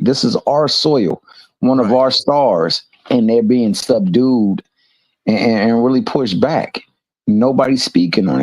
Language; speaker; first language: English; native; English